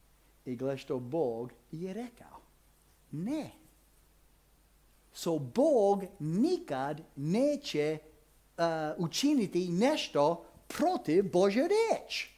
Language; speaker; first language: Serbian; non-native, fluent; English